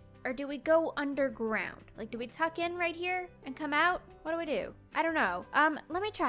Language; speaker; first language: English; native; English